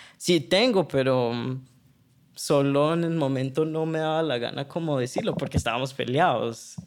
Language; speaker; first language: Spanish; early bilingual, heritage; Spanish